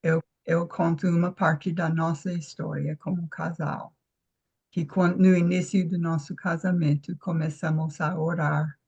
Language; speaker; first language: Portuguese; non-native, fluent; English